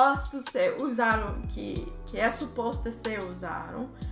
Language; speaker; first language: Portuguese; early bilingual, heritage; Portuguese